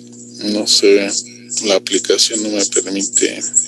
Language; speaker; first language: Spanish; native; Spanish